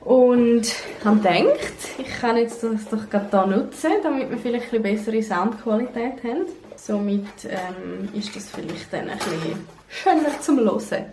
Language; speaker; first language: German; native; German